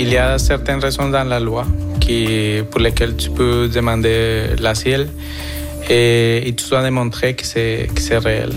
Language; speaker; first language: French; non-native, fluent; Spanish